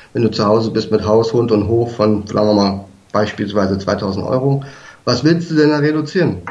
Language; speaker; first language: German; native; German